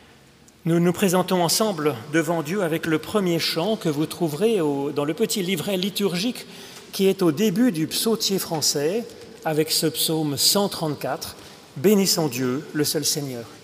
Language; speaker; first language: French; native; French